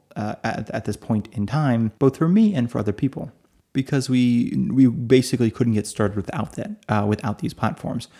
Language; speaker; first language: English; native; English